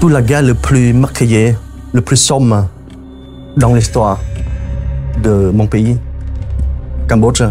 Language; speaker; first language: French; non-native, fluent; Khmer